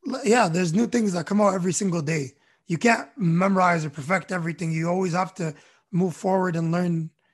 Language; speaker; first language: English; early bilingual, other home language; Arabic